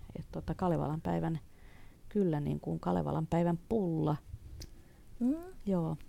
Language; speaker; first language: Finnish; native; Finnish